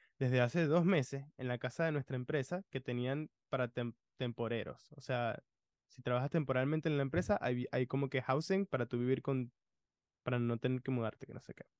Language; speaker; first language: Spanish; early bilingual, other home language; English